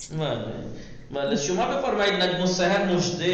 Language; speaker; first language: Persian; non-native, fluent; Urdu